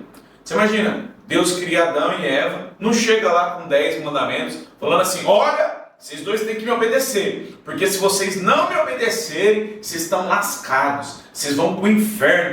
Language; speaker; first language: Portuguese; native; Portuguese